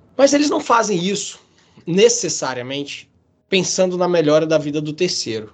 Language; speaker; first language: Portuguese; native; Portuguese